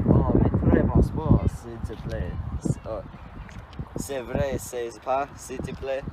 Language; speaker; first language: French; non-native, learner; English